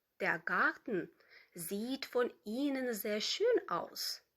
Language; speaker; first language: German; non-native, fluent; Ukrainian